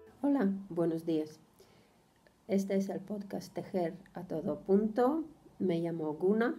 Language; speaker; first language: Spanish; non-native, fluent; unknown